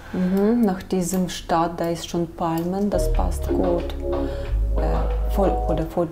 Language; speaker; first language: German; non-native, learner; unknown